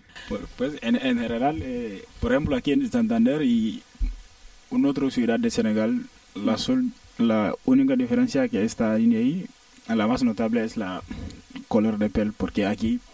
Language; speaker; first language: Spanish; non-native, learner; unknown